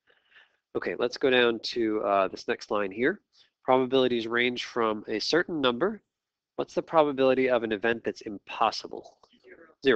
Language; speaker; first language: English; native; English